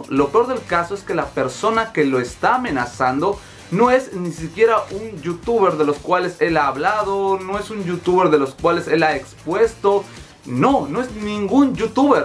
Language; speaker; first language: Spanish; native; Spanish